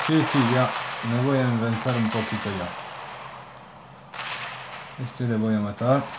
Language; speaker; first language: Spanish; non-native, learner; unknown